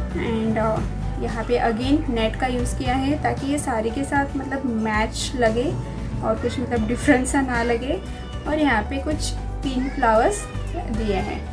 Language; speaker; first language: Hindi; non-native, local second language; Kannada